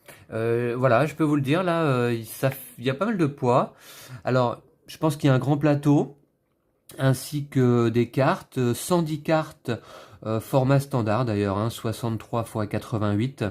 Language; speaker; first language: French; native; French